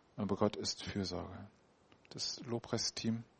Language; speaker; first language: German; native; German